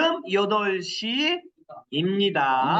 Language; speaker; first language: Korean; non-native, fluent; Kyrgyz